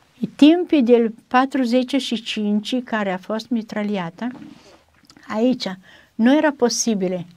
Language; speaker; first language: Romanian; non-native, learner; Italian